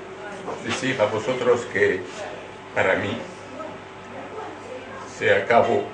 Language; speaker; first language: Spanish; non-native, learner; French